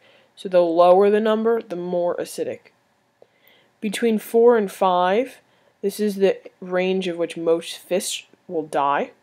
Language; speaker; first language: English; native; English